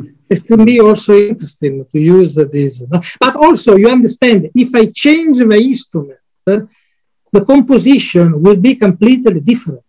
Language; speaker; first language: English; non-native, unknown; Italian